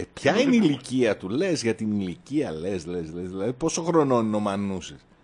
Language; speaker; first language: Greek; native; Greek